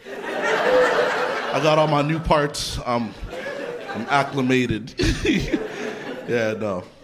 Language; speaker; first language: English; native; English